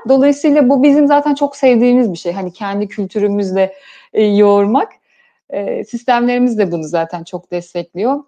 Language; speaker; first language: Turkish; native; Turkish